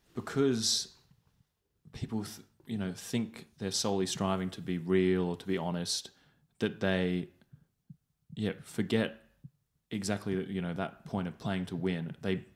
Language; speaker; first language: English; native; English